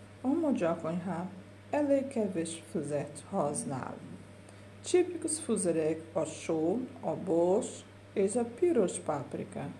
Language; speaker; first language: Hungarian; non-native, learner; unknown